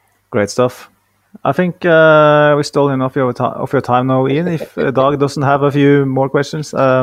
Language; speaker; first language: English; non-native, fluent; Norwegian